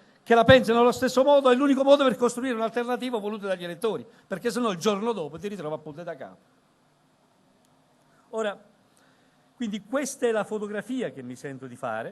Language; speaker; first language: Italian; native; Italian